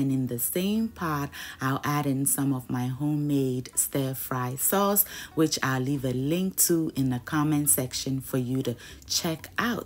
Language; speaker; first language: English; non-native, local second language; Ga